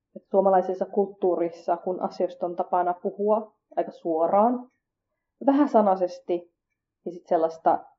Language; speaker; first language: Finnish; early bilingual, other home language; Kurdish